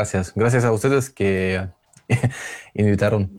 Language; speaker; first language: Spanish; non-native, learner; Russian